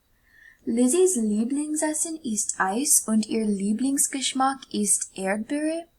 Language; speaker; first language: German; non-native, learner; English